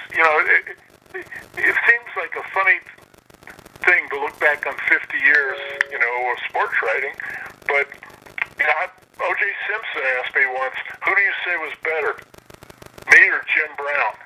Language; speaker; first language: English; native; English